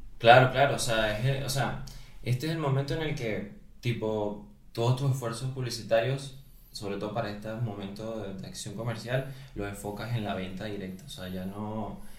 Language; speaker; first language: Spanish; native; Spanish